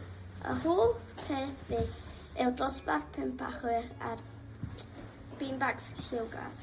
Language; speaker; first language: Welsh; non-native, local second language; English